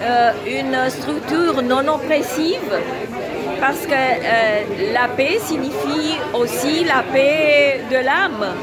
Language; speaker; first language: French; non-native, fluent; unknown